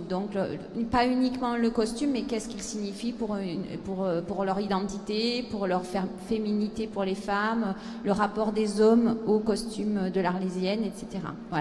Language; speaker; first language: French; native; French